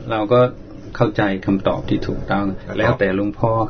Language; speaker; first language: Thai; non-native, fluent; English